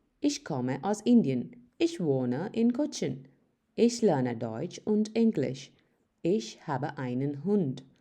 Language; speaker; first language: German; non-native, learner; Malayalam